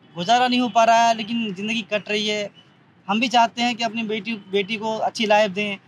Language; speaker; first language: Hindi; native; Hindi